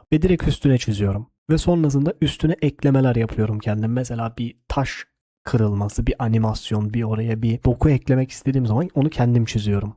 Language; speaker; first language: Turkish; native; Turkish